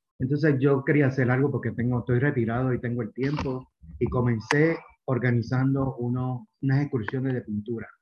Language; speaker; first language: Spanish; native; Spanish